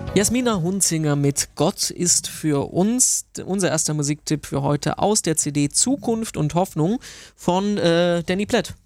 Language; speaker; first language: German; native; German